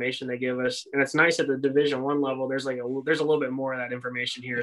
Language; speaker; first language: English; native; English